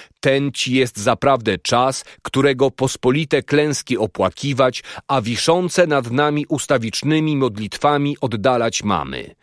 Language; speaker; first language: Polish; native; Polish